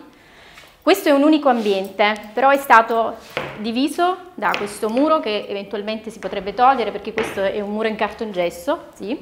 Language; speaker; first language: Italian; native; Italian